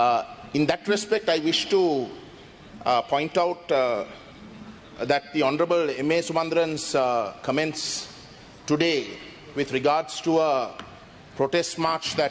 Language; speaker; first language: English; non-native, local second language; Tamil